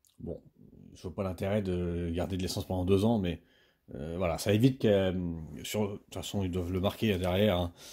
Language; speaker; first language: French; native; French